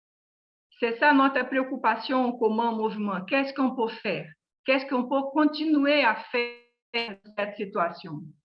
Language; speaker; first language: French; non-native, learner; Portuguese